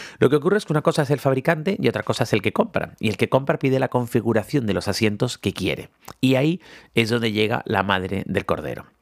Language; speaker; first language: Spanish; native; Spanish